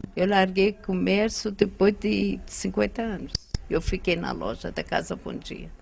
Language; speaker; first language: Portuguese; non-native, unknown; Arabic